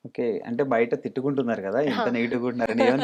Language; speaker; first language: Telugu; native; Telugu